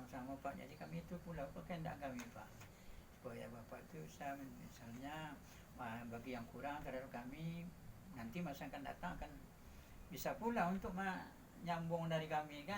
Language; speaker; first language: Indonesian; non-native, local second language; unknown